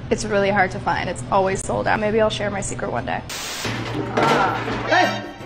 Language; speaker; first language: English; native; English